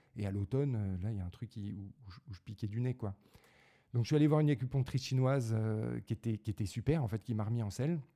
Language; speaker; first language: French; native; French